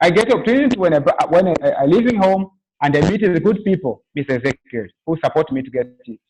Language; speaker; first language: English; non-native, local second language; Swahili